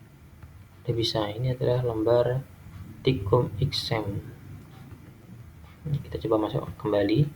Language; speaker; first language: Indonesian; native; Indonesian